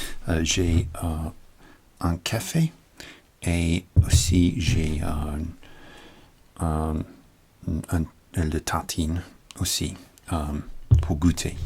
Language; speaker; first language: French; non-native, learner; English